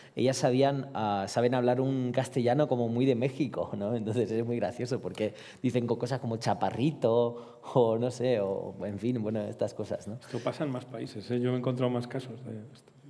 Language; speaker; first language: Spanish; early bilingual, other home language; Romanian